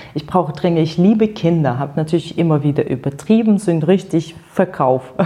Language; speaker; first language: German; non-native, fluent; Russian